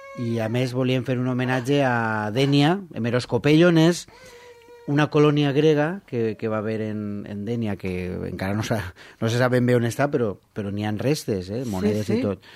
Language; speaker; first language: Catalan; non-native, local second language; Spanish